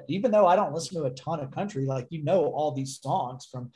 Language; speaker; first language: English; native; English